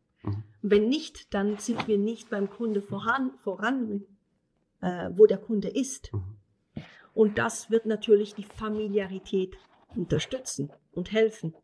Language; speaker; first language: German; non-native, fluent; Italian